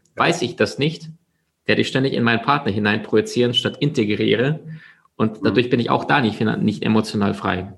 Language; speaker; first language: German; early bilingual, other home language; Russian